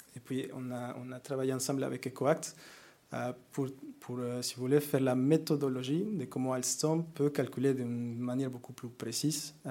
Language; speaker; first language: French; non-native, fluent; Spanish